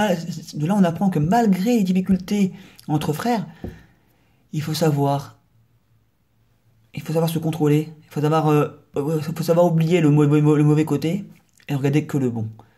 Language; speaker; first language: French; native; French